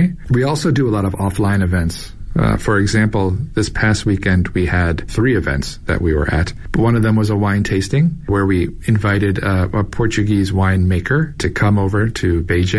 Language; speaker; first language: English; native; English